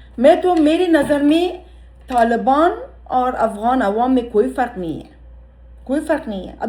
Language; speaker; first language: Urdu; early bilingual, heritage; Urdu